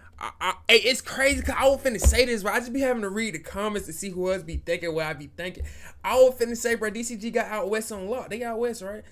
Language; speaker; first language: English; native; English